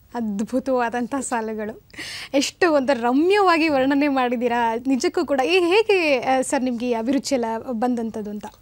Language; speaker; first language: Kannada; native; Kannada